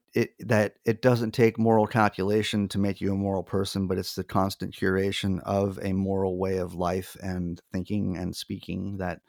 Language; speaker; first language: English; native; English